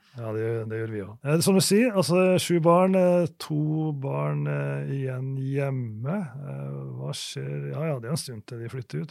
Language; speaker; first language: Norwegian; native; Norwegian